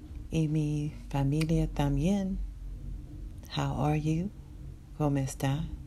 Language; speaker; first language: Spanish; non-native, learner; English